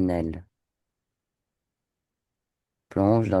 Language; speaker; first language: French; native; French